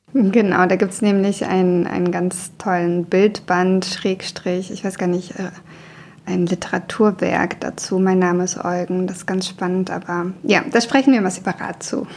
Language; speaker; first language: German; early bilingual, other home language; Russian